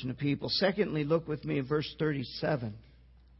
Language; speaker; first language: English; native; English